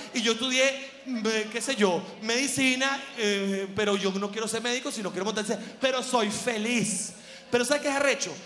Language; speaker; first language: Spanish; native; Spanish